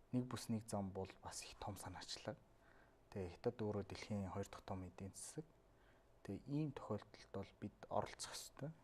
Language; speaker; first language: Mongolian; native; Mongolian